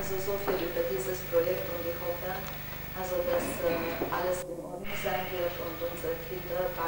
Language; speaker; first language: German; non-native, local second language; Hungarian